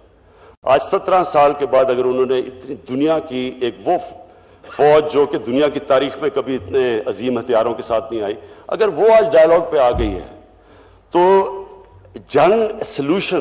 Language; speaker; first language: Urdu; native; Urdu